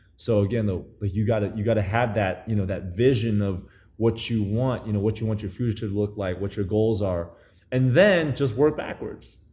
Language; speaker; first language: English; early bilingual, other home language; Chinese